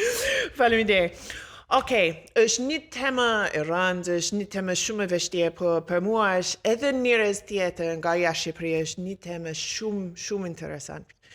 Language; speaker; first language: Albanian; non-native, learner; English